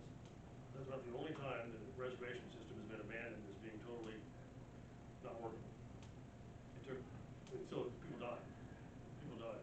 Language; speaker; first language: English; native; English